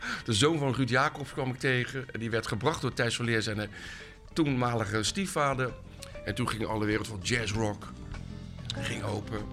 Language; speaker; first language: Dutch; native; Dutch